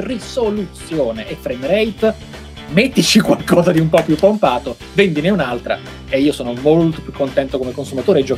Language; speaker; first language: Italian; native; Italian